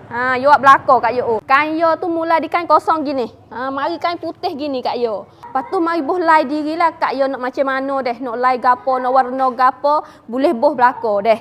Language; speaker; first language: Malay; native; Malay